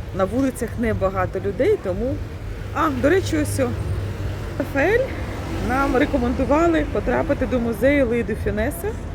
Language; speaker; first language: Ukrainian; native; Ukrainian